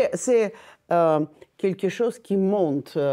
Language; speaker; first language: French; non-native, fluent; Russian